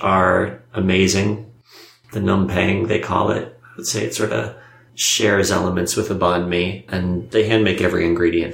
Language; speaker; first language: English; native; English